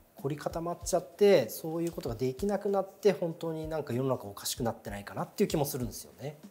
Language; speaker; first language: Japanese; native; Japanese